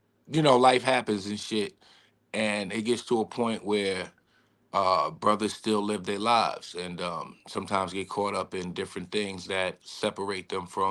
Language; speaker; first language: English; native; English